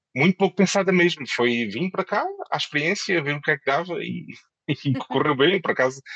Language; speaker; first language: Portuguese; native; Portuguese